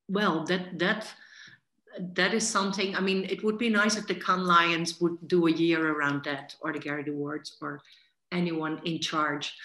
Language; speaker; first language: English; non-native, fluent; Dutch